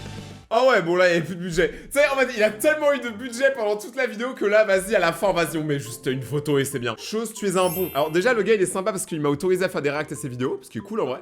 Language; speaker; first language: French; native; French